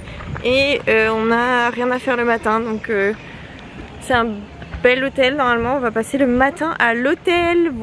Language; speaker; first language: French; native; French